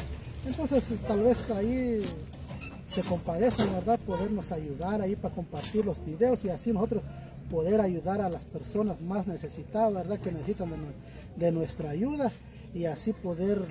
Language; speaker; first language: Spanish; native; Spanish